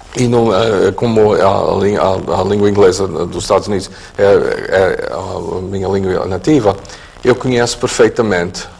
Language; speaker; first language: Portuguese; early bilingual, heritage; English